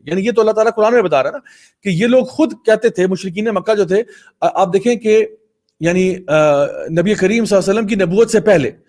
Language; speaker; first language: Urdu; native; Urdu